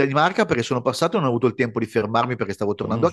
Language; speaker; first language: Italian; native; Italian